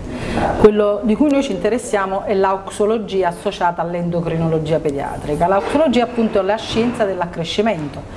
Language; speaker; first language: Italian; native; Italian